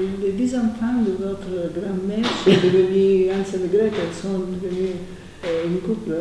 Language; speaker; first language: French; non-native, fluent; Italian